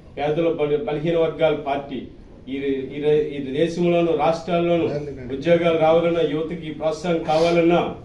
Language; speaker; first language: Telugu; native; Telugu